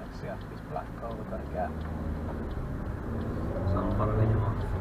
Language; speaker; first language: English; native; English